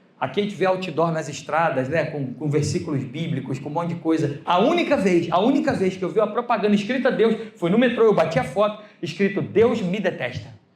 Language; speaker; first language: Portuguese; native; Portuguese